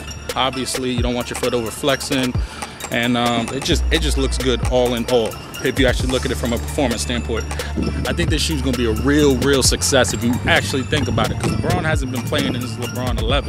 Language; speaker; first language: English; native; English